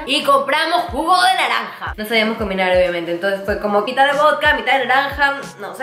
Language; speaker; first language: Spanish; native; Spanish